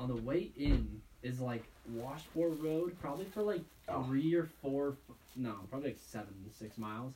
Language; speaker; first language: English; native; English